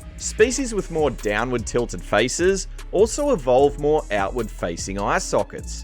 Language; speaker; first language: English; native; English